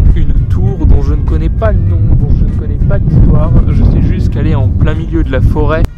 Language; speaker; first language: French; native; French